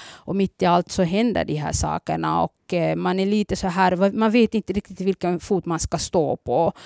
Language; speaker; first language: Swedish; early bilingual, other home language; Somali